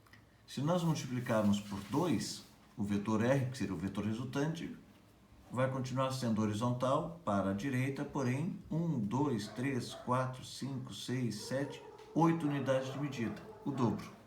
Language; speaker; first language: Portuguese; native; Portuguese